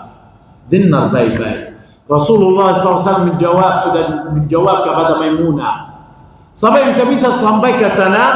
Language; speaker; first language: Indonesian; non-native, fluent; Arabic